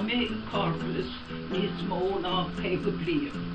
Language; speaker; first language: Irish; non-native, local second language; English